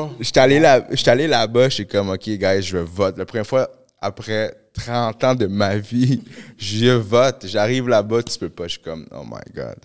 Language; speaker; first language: French; early bilingual, other home language; Spanish